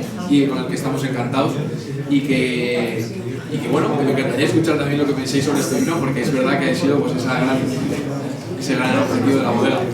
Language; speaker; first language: Spanish; native; Spanish